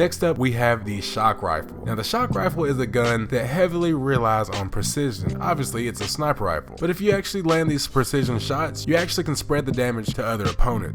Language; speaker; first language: English; native; English